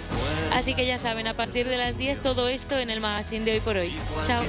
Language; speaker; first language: Spanish; native; Spanish